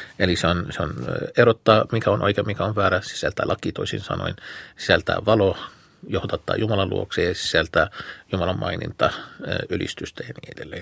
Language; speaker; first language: Finnish; non-native, fluent; Arabic